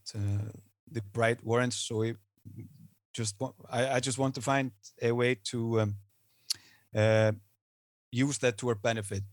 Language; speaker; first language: English; non-native, fluent; Icelandic